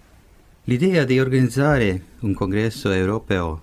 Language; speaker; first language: Italian; non-native, fluent; Hungarian